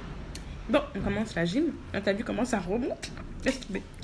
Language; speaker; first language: French; native; French